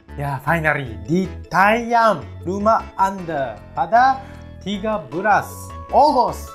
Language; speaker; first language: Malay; non-native, learner; Japanese